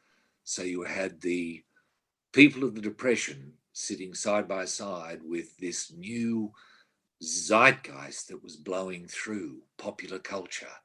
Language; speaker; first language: English; native; English